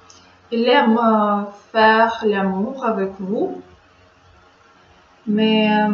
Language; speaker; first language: French; non-native, learner; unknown